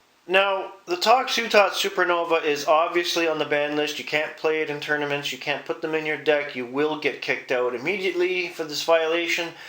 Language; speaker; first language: English; native; English